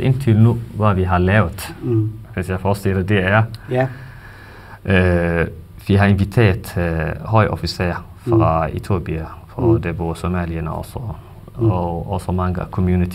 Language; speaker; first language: Danish; non-native, fluent; Somali